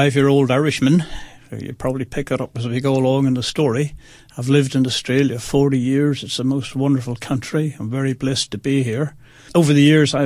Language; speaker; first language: English; native; English